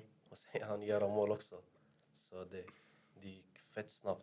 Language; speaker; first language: Swedish; early bilingual, other home language; Arabic